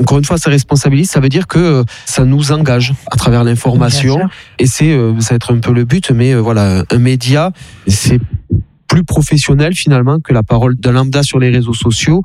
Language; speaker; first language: French; native; French